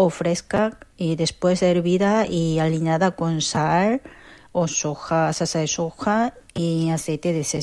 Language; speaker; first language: Spanish; non-native, fluent; Korean